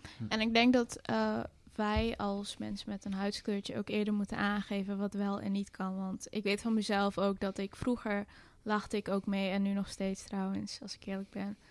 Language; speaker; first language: Dutch; early bilingual, other home language; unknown